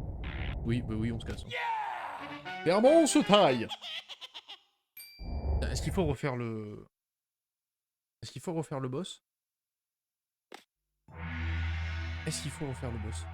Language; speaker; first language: French; native; French